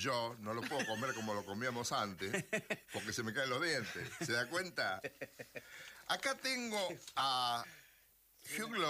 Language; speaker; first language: Spanish; native; Spanish